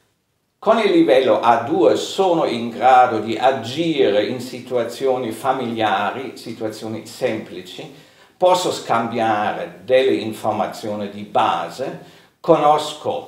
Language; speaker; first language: Italian; non-native, fluent; German